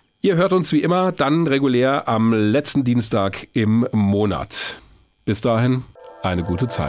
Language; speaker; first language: German; native; German